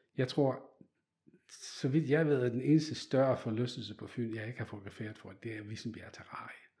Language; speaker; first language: Danish; non-native, fluent; Dutch